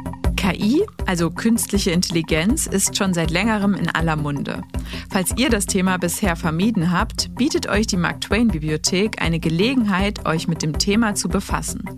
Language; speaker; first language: German; native; German